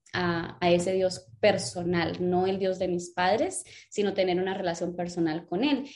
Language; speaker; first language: Spanish; early bilingual, other home language; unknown